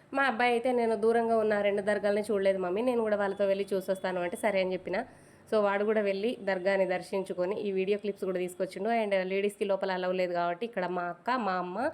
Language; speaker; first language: Telugu; native; Telugu